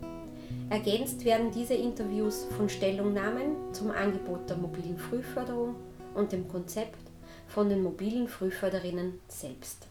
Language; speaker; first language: German; native; German